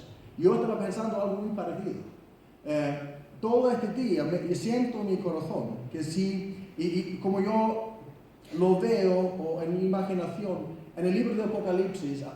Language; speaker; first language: Spanish; non-native, fluent; Icelandic